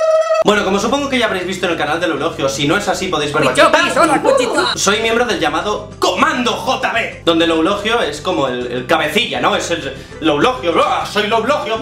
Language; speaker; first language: Spanish; native; Spanish